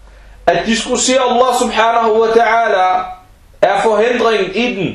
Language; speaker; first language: Danish; early bilingual, other home language; Arabic